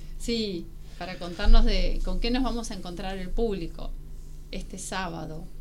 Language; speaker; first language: Spanish; native; Spanish